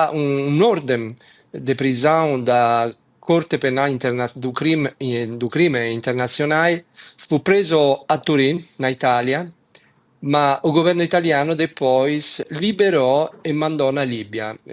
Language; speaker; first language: Portuguese; non-native, fluent; Italian